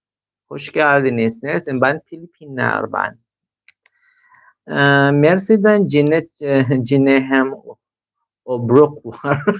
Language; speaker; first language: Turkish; non-native, learner; Filipino